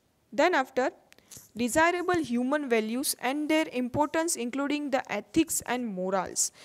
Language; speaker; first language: English; non-native, local second language; Gujarati